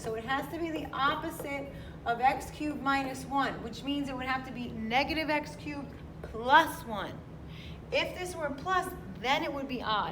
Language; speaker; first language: English; native; English